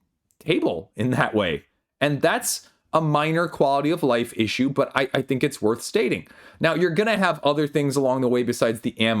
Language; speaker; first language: English; native; English